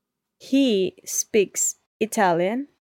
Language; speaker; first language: English; non-native, learner; Spanish